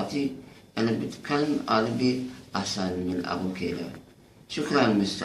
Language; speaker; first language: Arabic; non-native, learner; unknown